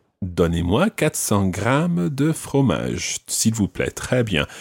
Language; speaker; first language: French; non-native, fluent; English